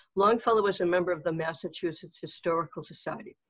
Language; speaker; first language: English; native; English